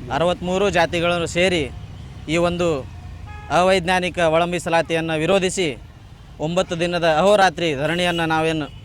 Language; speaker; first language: Kannada; non-native, local second language; Lambadi